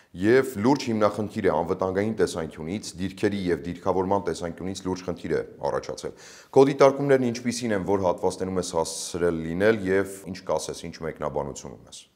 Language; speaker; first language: Armenian; native; Armenian